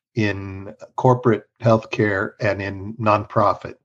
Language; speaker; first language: English; early bilingual, other home language; Spanish